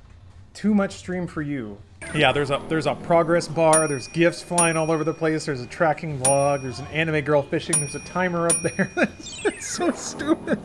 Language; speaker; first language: English; native; English